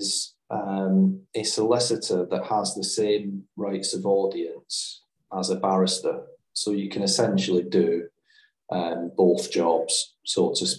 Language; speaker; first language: English; native; English